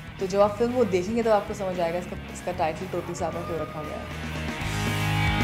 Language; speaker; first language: Hindi; native; Hindi